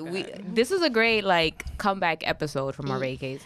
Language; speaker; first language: English; early bilingual, other home language; Spanish